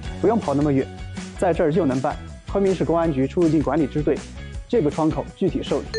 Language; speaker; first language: Chinese; native; Chinese